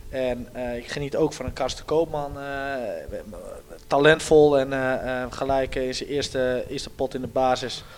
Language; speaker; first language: Dutch; native; Dutch